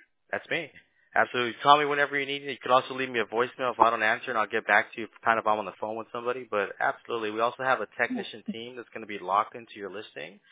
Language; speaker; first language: English; early bilingual, other home language; Spanish